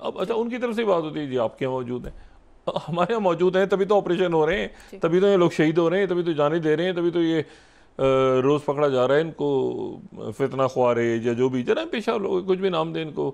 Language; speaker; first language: Urdu; native; Urdu